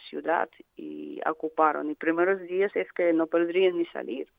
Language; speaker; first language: Spanish; non-native, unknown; Russian